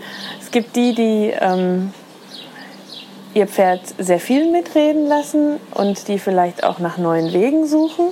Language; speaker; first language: German; native; German